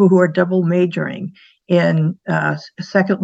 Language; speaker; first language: English; native; English